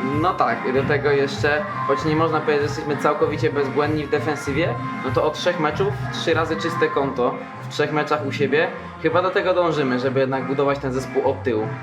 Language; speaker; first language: Polish; native; Polish